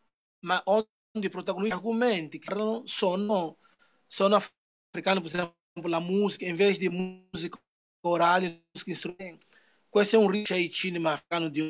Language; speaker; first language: Italian; non-native, learner; Portuguese